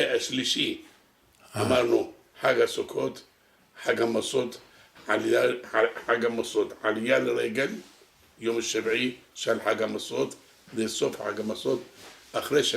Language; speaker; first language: Hebrew; non-native, local second language; Arabic